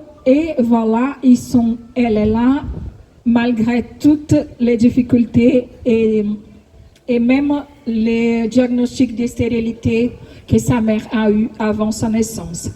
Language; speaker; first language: French; non-native, fluent; Portuguese